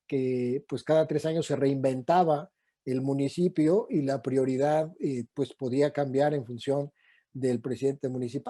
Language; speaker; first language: Spanish; native; Spanish